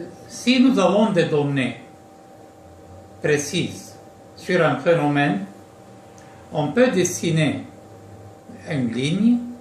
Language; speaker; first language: French; non-native, local second language; Arabic